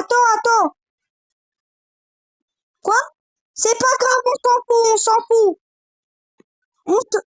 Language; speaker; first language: French; native; French